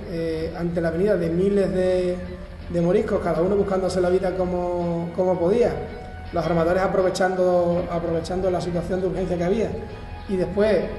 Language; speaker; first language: Spanish; native; Spanish